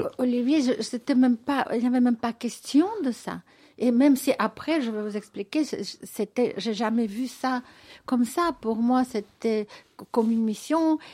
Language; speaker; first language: French; non-native, fluent; Russian